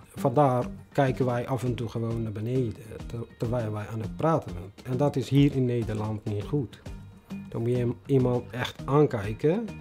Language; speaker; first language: Dutch; non-native, fluent; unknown